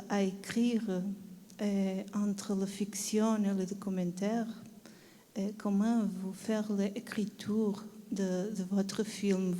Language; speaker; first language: French; non-native, learner; Portuguese